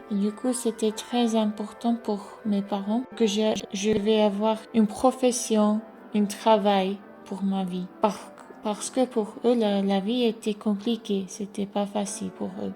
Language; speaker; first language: French; non-native, fluent; English